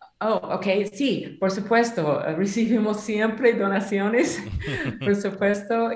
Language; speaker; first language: Spanish; non-native, learner; English